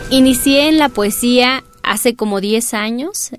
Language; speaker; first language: Spanish; non-native, local second language; Mixtepec Mixtec